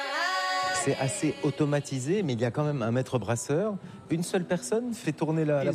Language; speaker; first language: French; native; French